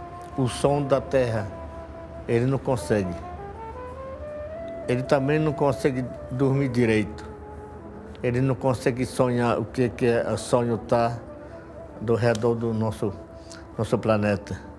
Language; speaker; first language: Portuguese; non-native, local second language; Yanomámi